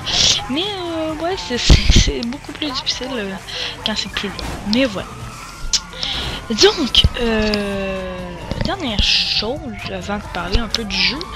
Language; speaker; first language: French; native; French